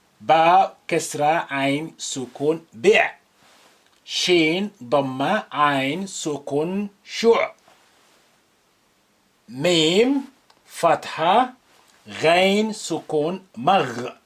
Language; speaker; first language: Arabic; non-native, fluent; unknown